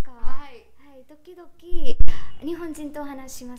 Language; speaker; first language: Japanese; non-native, learner; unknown